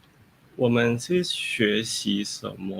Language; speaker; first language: Chinese; non-native, learner; Thai